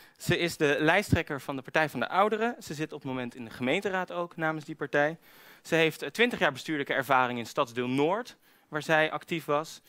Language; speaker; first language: Dutch; native; Dutch